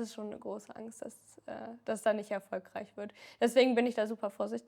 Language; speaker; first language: German; native; German